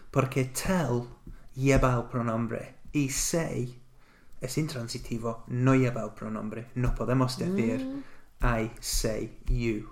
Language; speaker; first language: Spanish; non-native, fluent; English